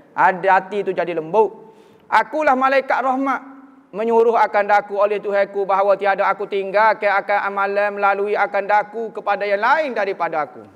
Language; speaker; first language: Malay; native; Malay